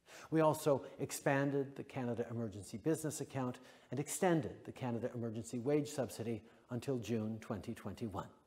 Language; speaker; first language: English; early bilingual, other home language; French